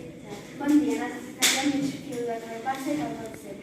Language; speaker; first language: Catalan; non-native, learner; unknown